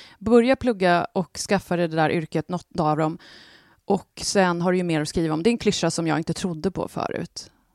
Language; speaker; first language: Swedish; native; Swedish